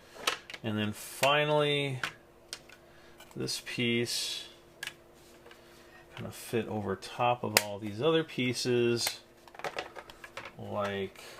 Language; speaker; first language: English; native; English